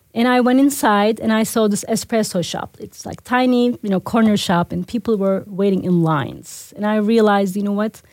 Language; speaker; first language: English; non-native, fluent; Turkish